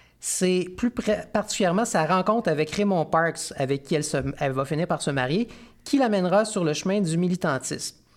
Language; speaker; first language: French; native; French